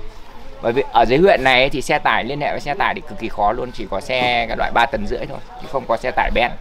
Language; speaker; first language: Vietnamese; native; Vietnamese